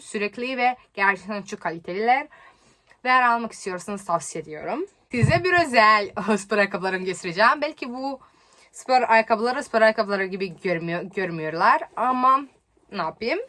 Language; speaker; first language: Turkish; non-native, learner; Serbian